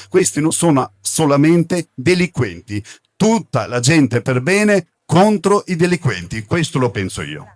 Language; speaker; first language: Italian; non-native, fluent; Turkish